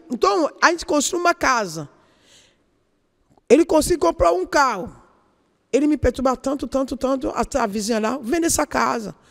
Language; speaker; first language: Portuguese; non-native, learner; Yoruba